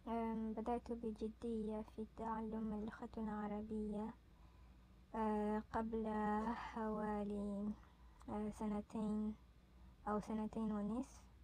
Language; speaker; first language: Arabic; non-native, learner; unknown